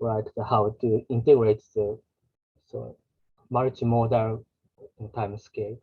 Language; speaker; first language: English; non-native, learner; Japanese